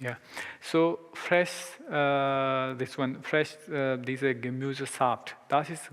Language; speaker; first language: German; non-native, learner; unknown